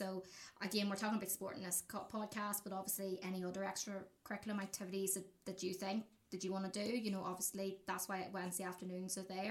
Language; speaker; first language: English; native; English